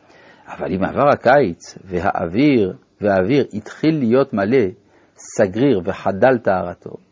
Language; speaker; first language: Hebrew; native; Hebrew